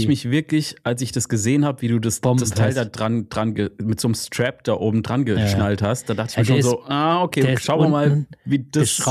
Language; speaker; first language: German; native; German